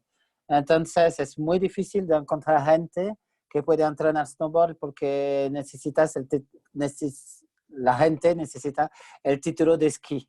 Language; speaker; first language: Spanish; non-native, fluent; French